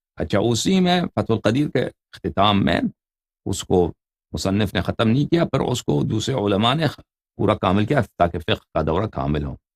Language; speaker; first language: Urdu; non-native, fluent; Persian